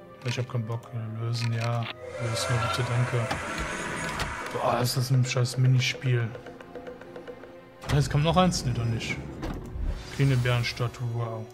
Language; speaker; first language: German; native; German